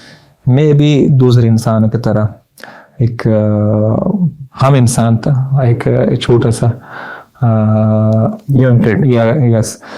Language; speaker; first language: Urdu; non-native, learner; Pashto